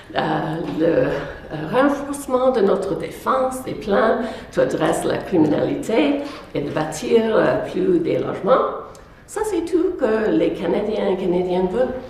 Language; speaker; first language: French; non-native, local second language; English